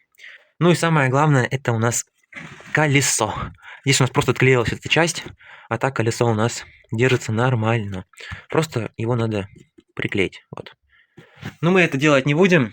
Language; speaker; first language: Russian; native; Russian